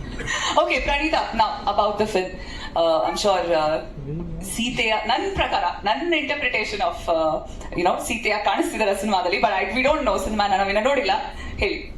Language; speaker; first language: Kannada; native; Kannada